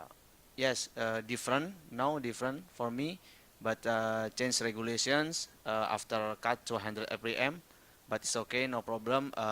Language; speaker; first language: English; non-native, learner; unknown